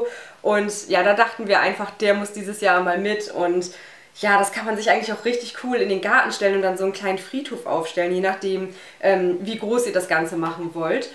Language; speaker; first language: German; native; German